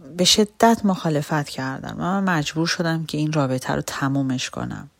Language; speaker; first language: Persian; native; Persian